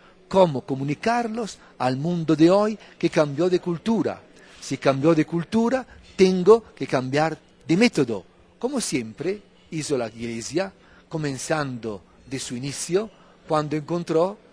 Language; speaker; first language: Spanish; non-native, fluent; Italian